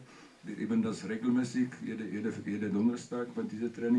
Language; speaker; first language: German; non-native, learner; Czech